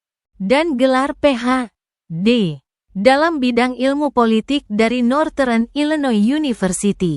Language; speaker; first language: Indonesian; native; Indonesian